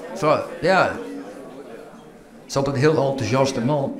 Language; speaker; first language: Dutch; native; Dutch